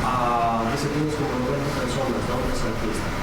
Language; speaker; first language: Spanish; native; Spanish